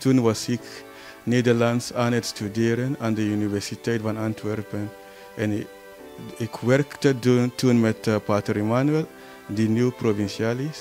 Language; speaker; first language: Dutch; non-native, learner; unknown